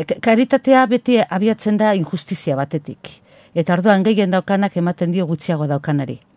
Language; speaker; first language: Basque; non-native, local second language; Spanish